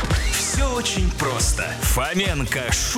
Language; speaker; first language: Russian; native; Russian